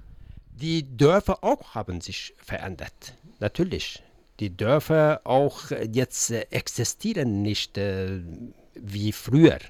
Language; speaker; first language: German; non-native, learner; Persian